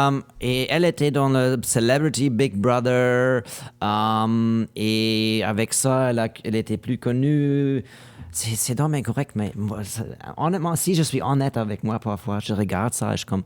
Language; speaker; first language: French; non-native, learner; German